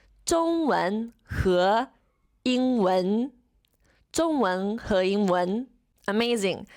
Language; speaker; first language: Chinese; non-native, fluent; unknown